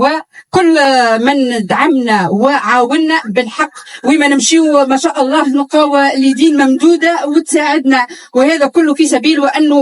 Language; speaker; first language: Arabic; native; Arabic